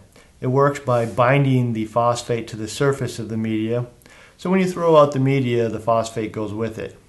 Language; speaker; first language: English; native; English